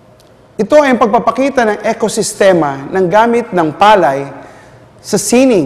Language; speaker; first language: Filipino; native; Filipino